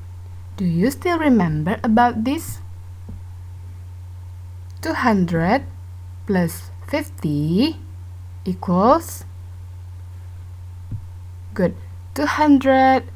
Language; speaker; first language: English; non-native, learner; Indonesian